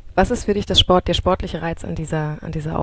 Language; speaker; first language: German; native; German